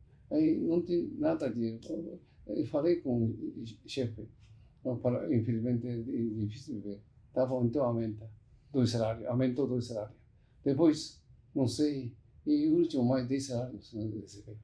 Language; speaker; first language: Portuguese; non-native, learner; Japanese